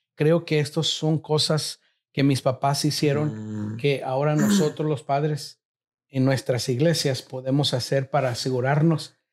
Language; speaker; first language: Spanish; early bilingual, heritage; Spanish